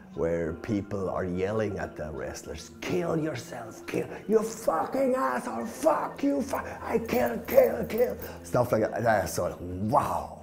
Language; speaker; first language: English; non-native, fluent; Swiss German